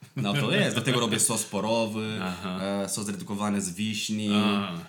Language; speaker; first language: Polish; non-native, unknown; Romanian